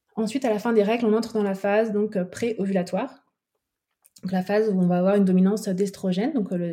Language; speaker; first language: French; native; French